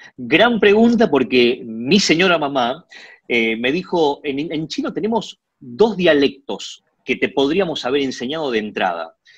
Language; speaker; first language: Spanish; early bilingual, other home language; Chinese